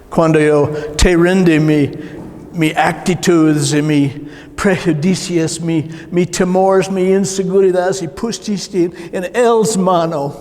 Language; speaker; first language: Spanish; non-native, learner; English